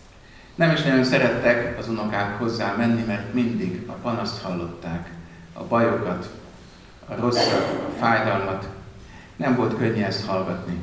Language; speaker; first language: Hungarian; native; Hungarian